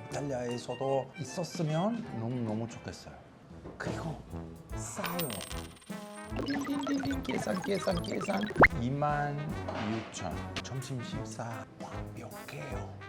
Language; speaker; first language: Korean; non-native, learner; Italian